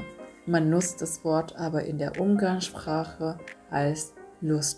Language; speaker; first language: German; non-native, fluent; Vietnamese